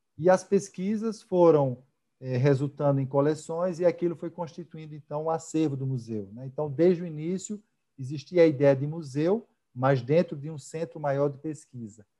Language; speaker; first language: Portuguese; native; Portuguese